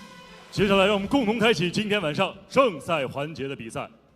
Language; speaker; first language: Chinese; native; Chinese